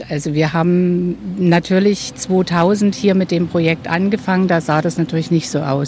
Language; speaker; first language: German; native; German